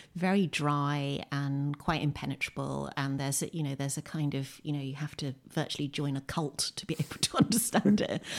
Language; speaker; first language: English; native; English